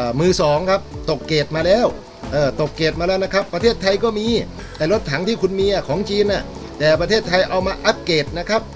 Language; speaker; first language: Thai; native; Thai